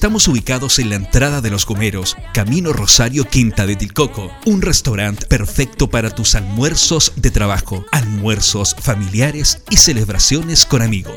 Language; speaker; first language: Spanish; native; Spanish